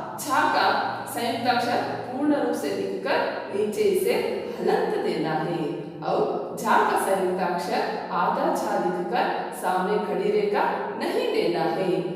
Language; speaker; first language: Hindi; non-native, local second language; Kannada